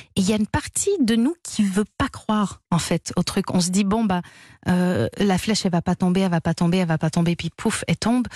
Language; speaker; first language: French; native; French